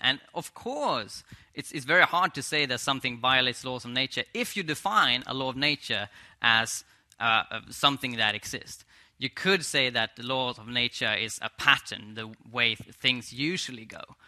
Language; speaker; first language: English; non-native, fluent; Swedish